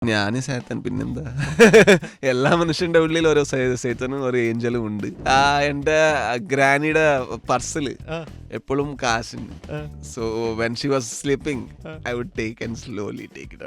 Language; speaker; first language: Malayalam; non-native, learner; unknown